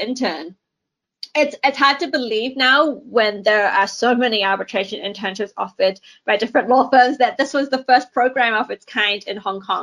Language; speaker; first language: English; native; English